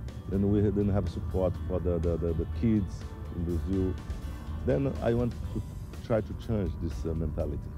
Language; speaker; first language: English; non-native, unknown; Portuguese